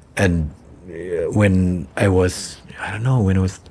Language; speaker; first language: English; non-native, fluent; Thai